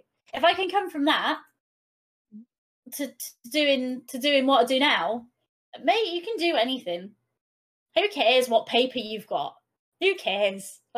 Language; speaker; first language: English; non-native, local second language; Welsh